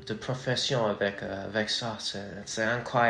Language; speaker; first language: French; non-native, learner; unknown